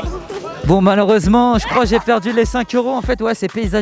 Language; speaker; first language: French; native; French